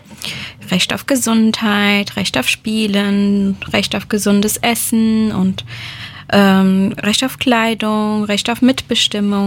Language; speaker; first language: German; early bilingual, other home language; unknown